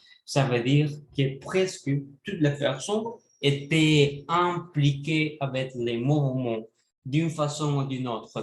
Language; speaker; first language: French; non-native, learner; Spanish